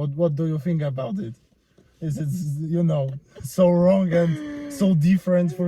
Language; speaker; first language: English; non-native, fluent; Polish